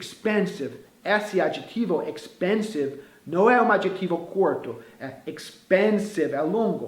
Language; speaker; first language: Portuguese; non-native, fluent; English